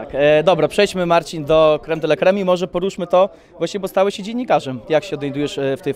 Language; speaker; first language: Polish; native; Polish